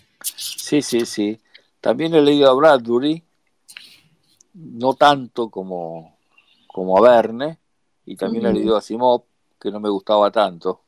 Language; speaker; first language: Spanish; native; Spanish